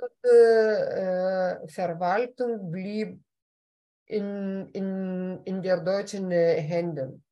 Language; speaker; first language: German; non-native, fluent; Lithuanian